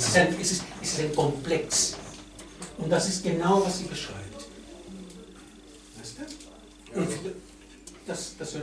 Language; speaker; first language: German; non-native, fluent; Spanish